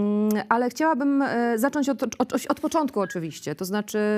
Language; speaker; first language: Polish; native; Polish